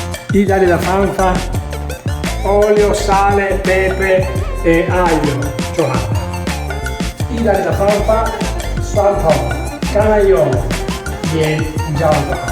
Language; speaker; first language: Italian; non-native, learner; Chinese